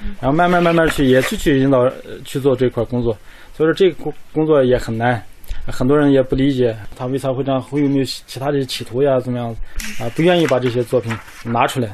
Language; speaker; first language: Chinese; non-native, local second language; Kazakh